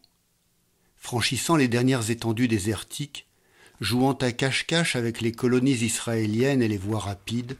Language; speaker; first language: French; native; French